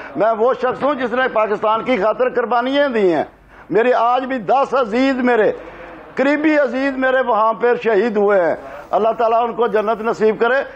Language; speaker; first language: Urdu; non-native, local second language; Punjabi